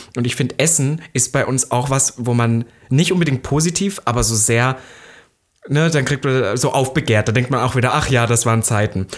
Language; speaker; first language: German; native; German